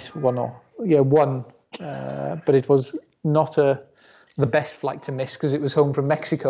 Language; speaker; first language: English; non-native, local second language; Welsh